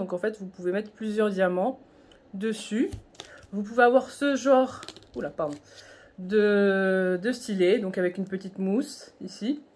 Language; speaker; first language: French; native; French